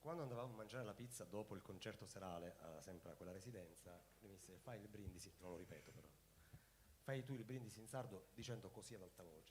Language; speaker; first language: Italian; native; Italian